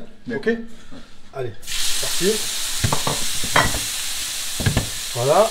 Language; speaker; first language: French; native; French